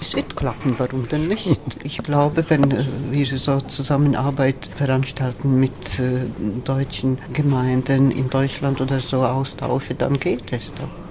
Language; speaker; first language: German; non-native, fluent; Latvian